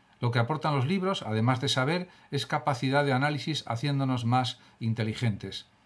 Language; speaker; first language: Spanish; native; Spanish